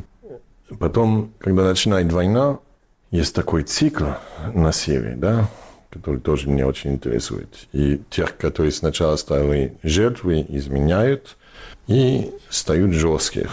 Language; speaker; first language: Russian; non-native, fluent; English